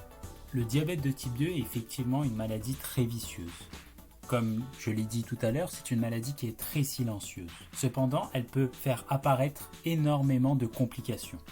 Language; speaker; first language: French; native; French